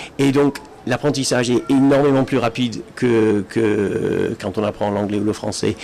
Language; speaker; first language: French; non-native, fluent; English